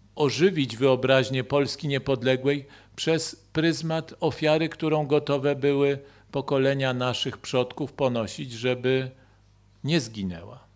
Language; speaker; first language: Polish; native; Polish